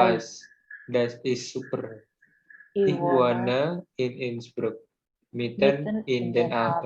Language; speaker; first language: German; non-native, learner; Indonesian